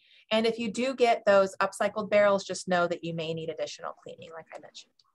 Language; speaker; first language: English; native; English